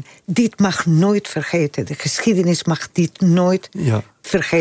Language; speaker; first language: Dutch; non-native, fluent; Spanish